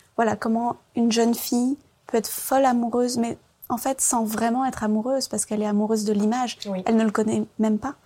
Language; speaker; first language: French; early bilingual, other home language; Vietnamese